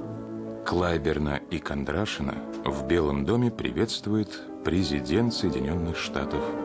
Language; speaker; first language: Russian; native; Russian